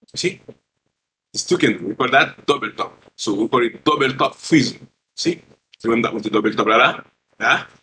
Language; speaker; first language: English; non-native, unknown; Haitian Creole